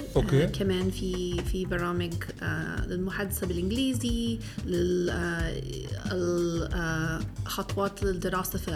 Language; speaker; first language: Arabic; non-native, fluent; English